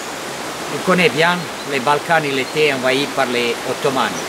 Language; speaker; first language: French; non-native, fluent; Serbian